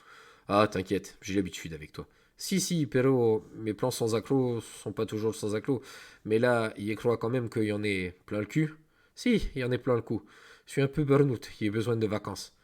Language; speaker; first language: French; native; French